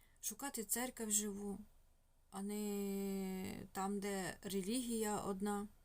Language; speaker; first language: Ukrainian; non-native, local second language; Russian